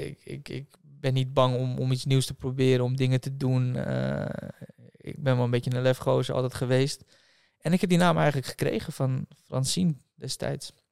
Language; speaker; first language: Dutch; native; Dutch